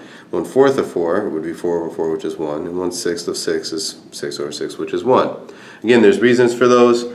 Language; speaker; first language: English; native; English